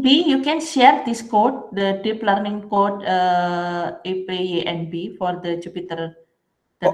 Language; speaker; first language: English; non-native, learner; Indonesian